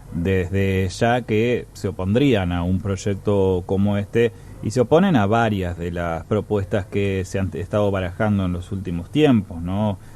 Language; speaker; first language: Spanish; native; Spanish